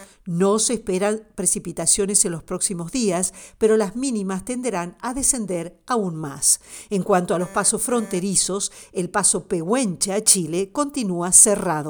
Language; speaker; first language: Spanish; native; Spanish